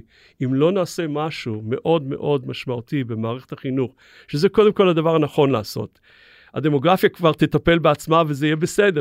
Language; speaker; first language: Hebrew; native; Hebrew